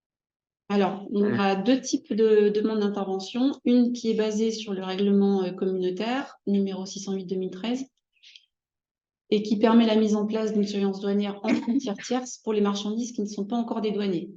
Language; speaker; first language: French; native; French